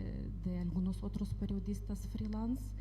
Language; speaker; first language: Spanish; non-native, fluent; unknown